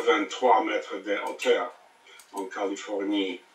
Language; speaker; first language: French; non-native, learner; English